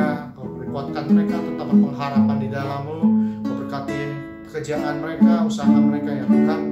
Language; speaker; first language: Indonesian; native; Indonesian